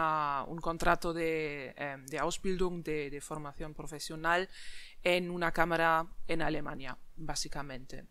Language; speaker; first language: Spanish; non-native, fluent; German